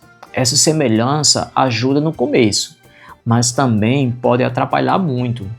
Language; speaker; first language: Portuguese; non-native, fluent; Spanish